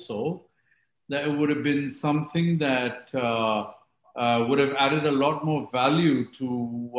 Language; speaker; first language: English; non-native, local second language; Hindi